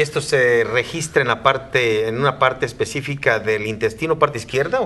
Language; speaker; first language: Spanish; native; Spanish